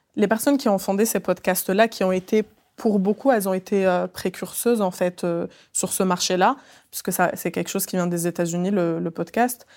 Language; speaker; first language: French; early bilingual, other home language; Arabic